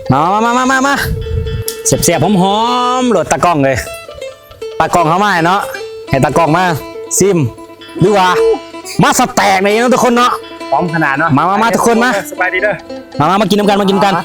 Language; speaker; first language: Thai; non-native, local second language; Northeastern Thai